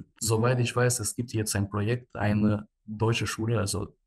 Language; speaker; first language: German; non-native, fluent; Albanian